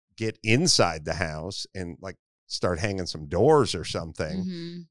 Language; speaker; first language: English; native; English